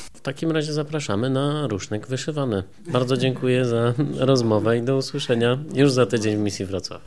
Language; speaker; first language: Polish; native; Polish